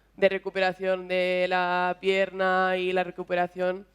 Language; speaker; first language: Spanish; native; Spanish